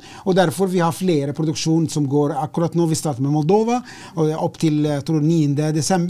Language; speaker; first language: Swedish; non-native, fluent; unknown